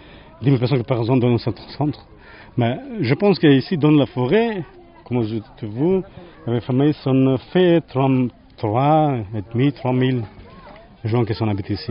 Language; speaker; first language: French; non-native, learner; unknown